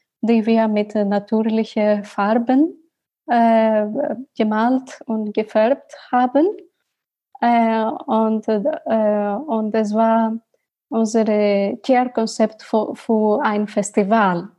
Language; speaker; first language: German; non-native, learner; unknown